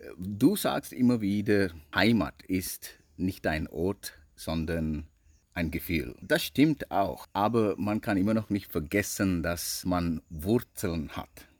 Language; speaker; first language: German; non-native, fluent; Sinhala